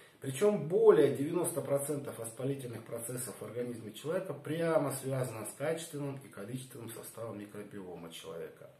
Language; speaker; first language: Russian; native; Russian